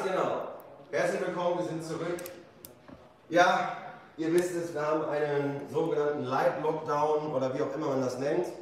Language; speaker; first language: German; native; German